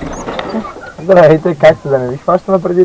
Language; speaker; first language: Bulgarian; native; Bulgarian